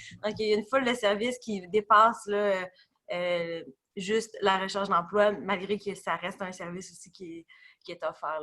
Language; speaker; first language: French; native; French